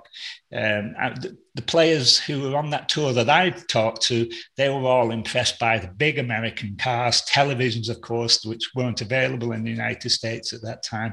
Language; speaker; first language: English; native; English